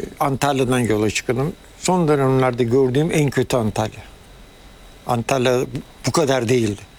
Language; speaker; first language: Turkish; early bilingual, heritage; Turkish